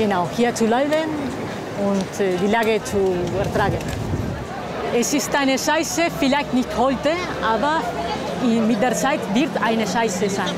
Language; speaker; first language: German; non-native, fluent; Spanish